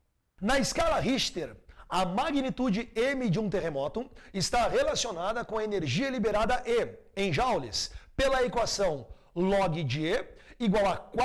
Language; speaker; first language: Portuguese; native; Portuguese